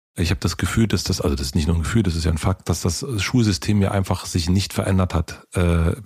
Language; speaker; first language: German; native; German